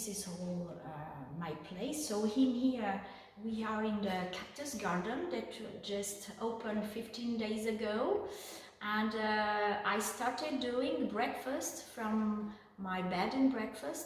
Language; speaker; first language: English; non-native, fluent; Portuguese